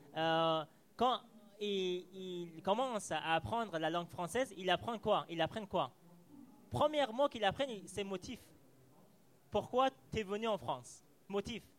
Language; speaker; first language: French; non-native, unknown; Persian